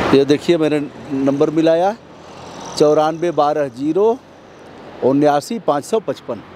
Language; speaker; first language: Hindi; native; Hindi